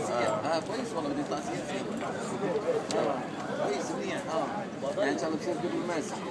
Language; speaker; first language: Arabic; native; Arabic